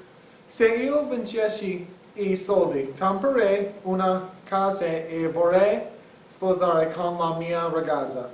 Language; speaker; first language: Italian; non-native, learner; English